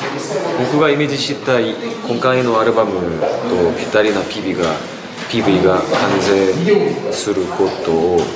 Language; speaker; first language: Japanese; non-native, fluent; Korean